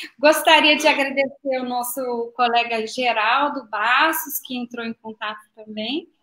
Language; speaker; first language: Portuguese; native; Portuguese